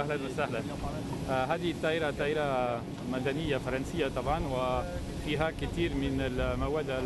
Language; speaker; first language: Arabic; non-native, fluent; French